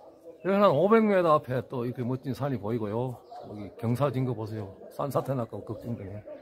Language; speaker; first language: Korean; native; Korean